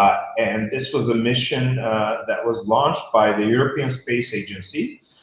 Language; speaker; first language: English; non-native, fluent; Bulgarian